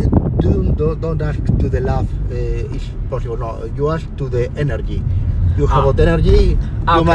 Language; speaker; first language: English; non-native, learner; Spanish